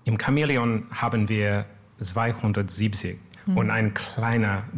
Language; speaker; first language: German; non-native, learner; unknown